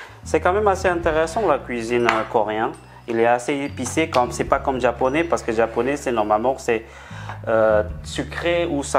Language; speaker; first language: French; non-native, fluent; Indonesian